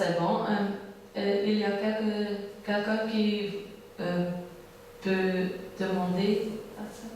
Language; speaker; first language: French; non-native, learner; Dutch